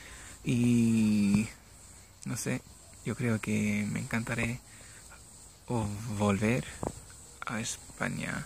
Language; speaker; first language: Spanish; non-native, learner; English